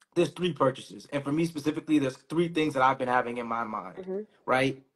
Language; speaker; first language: English; native; English